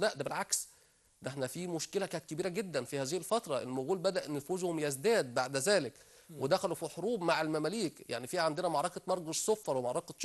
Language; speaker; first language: Arabic; native; Arabic